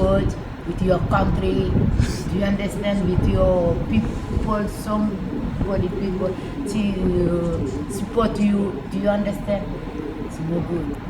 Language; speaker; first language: English; non-native, local second language; Wolof